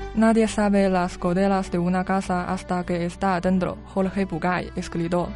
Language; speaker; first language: Spanish; non-native, learner; English